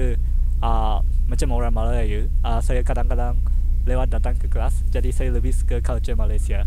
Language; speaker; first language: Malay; non-native, learner; Japanese